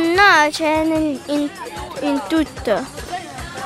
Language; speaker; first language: Italian; early bilingual, other home language; Arabic